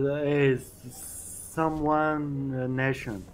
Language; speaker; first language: English; non-native, learner; Uyghur